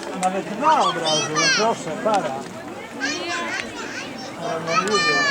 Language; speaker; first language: Polish; non-native, learner; Turkish